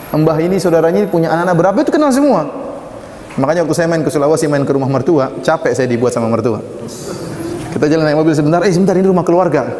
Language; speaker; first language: Indonesian; native; Indonesian